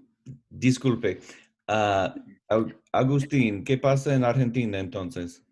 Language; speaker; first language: Spanish; non-native, learner; English